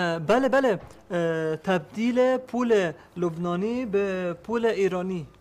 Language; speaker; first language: Persian; non-native, learner; Arabic